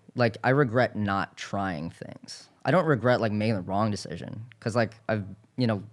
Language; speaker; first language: English; native; English